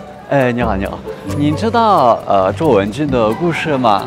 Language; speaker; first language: Chinese; non-native, fluent; French